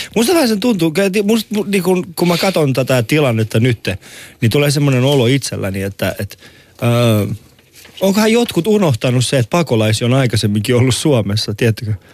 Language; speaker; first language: Finnish; early bilingual, other home language; Persian